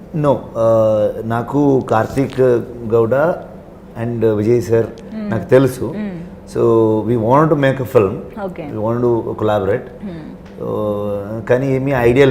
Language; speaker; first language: Telugu; non-native, learner; Kannada